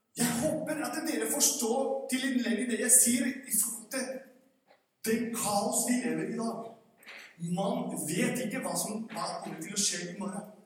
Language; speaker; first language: Norwegian; non-native, fluent; Spanish